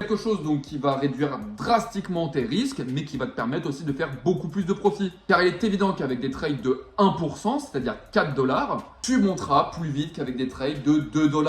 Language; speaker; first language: French; native; French